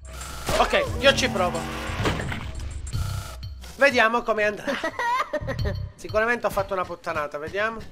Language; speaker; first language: Italian; native; Italian